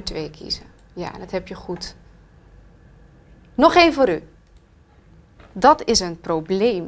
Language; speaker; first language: Dutch; native; Dutch